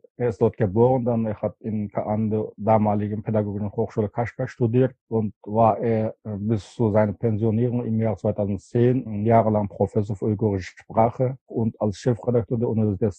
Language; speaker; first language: German; non-native, fluent; Uyghur